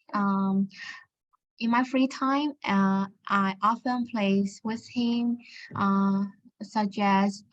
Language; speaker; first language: English; non-native, learner; Vietnamese